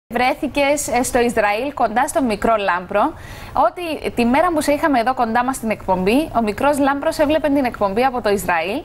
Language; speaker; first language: Greek; native; Greek